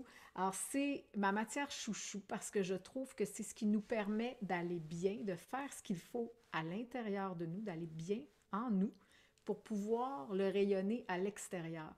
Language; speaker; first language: French; native; French